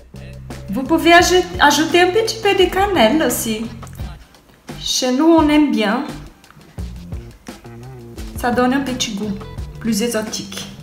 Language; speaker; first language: French; non-native, fluent; Portuguese